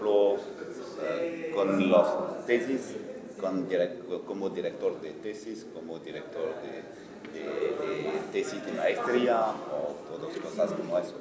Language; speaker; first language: Spanish; non-native, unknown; French